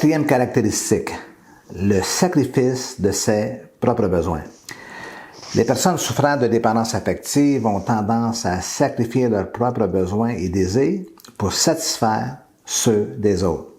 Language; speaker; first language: French; native; French